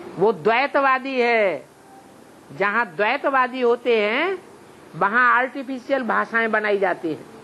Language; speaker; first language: Hindi; native; Hindi